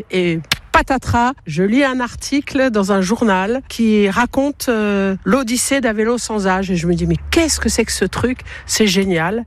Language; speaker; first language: French; native; French